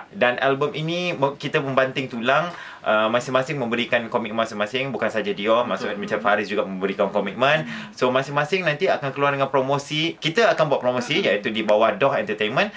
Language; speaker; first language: Malay; native; Malay